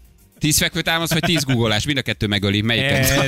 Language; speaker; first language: Hungarian; native; Hungarian